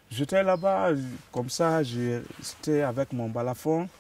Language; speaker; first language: French; non-native, local second language; Mandingo